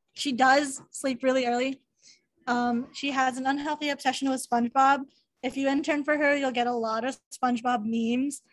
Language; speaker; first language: English; native; English